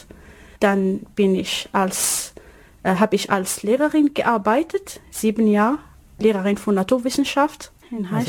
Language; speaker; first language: German; non-native, learner; Arabic